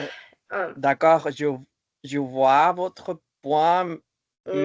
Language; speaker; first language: French; non-native, fluent; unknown